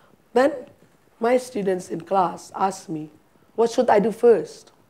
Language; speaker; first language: English; non-native, fluent; Indonesian